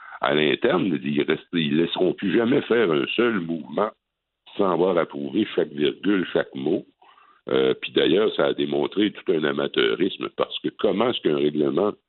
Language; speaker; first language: French; native; French